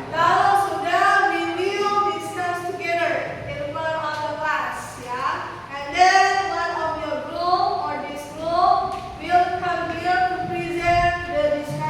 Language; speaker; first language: English; non-native, fluent; Indonesian